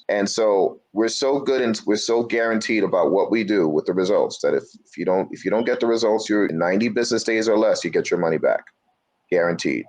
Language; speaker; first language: English; native; English